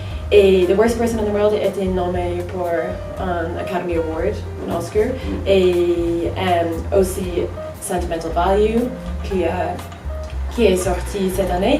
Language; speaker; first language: French; non-native, fluent; English